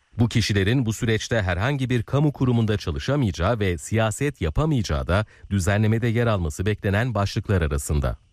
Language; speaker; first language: Turkish; native; Turkish